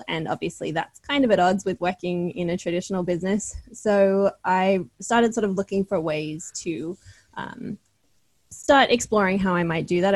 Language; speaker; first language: English; native; English